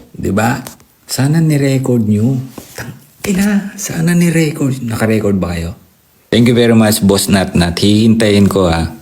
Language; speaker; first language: Filipino; native; Filipino